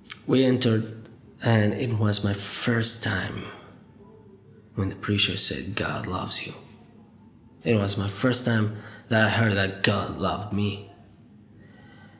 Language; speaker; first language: English; non-native, fluent; Arabic